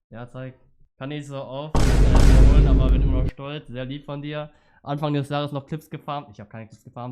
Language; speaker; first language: German; native; German